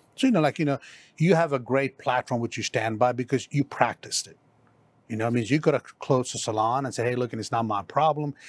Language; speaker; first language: English; non-native, local second language; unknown